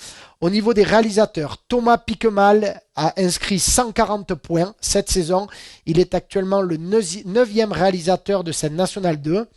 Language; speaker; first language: French; native; French